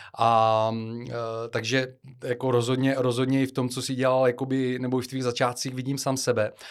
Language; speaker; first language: Czech; non-native, fluent; Bulgarian